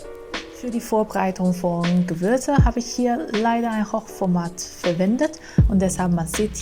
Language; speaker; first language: German; non-native, fluent; Chinese